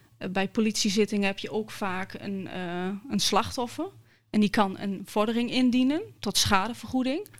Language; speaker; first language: Dutch; native; Dutch